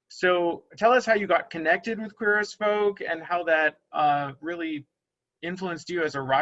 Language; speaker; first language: English; native; English